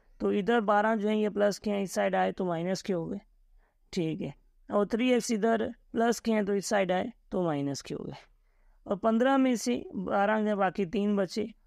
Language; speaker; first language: Urdu; native; Urdu